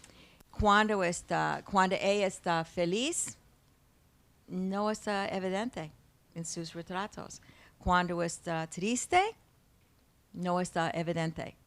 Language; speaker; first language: Spanish; non-native, learner; English